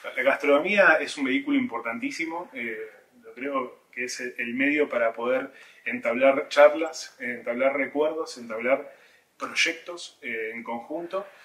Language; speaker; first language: Spanish; native; Spanish